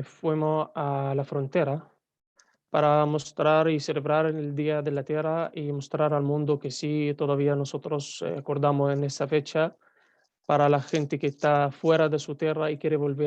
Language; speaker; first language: Spanish; non-native, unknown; Arabic